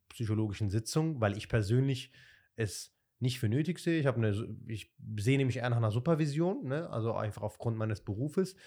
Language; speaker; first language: German; early bilingual, other home language; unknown